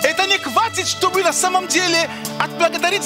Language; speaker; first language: Russian; native; Russian